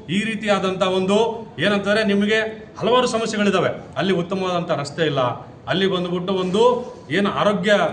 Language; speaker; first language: Kannada; non-native, local second language; Lambadi